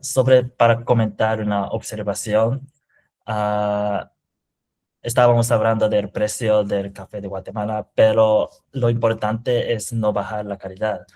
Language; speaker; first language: Spanish; non-native, fluent; Japanese